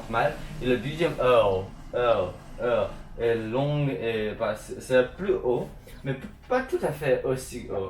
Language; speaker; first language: French; non-native, learner; Chinese